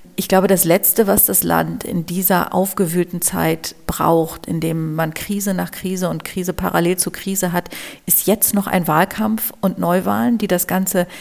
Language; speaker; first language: German; native; German